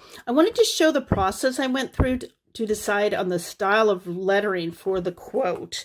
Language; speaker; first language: English; native; English